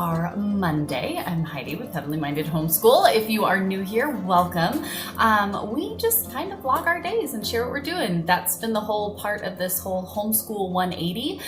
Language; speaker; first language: English; native; English